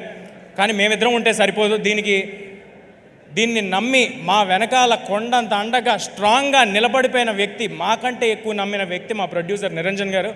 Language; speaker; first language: Telugu; native; Telugu